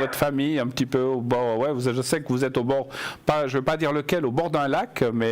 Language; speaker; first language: French; native; French